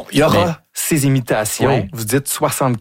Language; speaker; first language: French; native; French